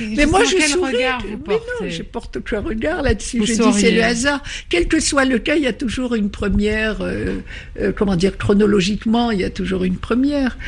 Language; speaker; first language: French; non-native, local second language; Arabic